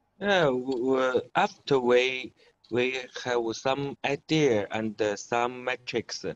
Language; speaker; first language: English; non-native, learner; Chinese